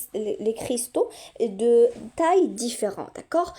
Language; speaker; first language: French; non-native, local second language; Arabic